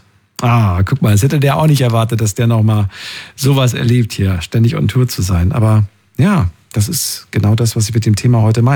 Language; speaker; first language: German; native; German